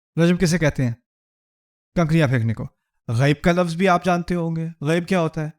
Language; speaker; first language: Urdu; early bilingual, heritage; Urdu